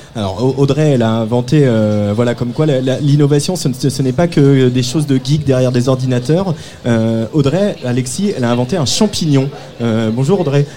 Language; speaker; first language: French; native; French